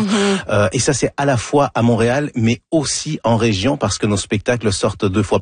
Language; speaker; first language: French; native; French